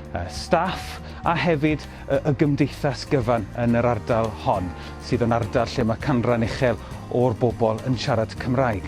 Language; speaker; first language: Welsh; native; Welsh